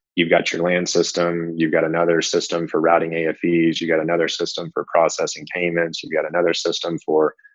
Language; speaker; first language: English; native; English